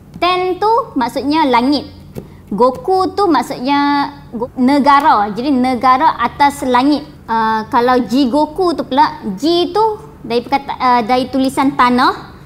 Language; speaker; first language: Malay; native; Malay